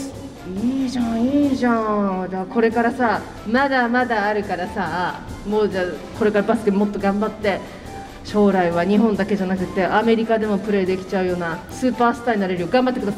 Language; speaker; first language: Japanese; native; Japanese